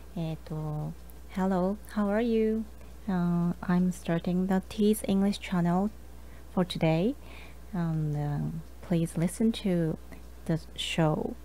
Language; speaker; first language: English; non-native, learner; Japanese